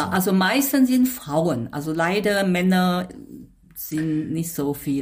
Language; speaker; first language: German; non-native, fluent; Chinese